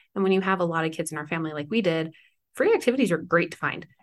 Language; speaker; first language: English; native; English